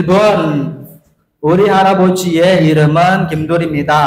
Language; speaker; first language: Korean; non-native, fluent; Indonesian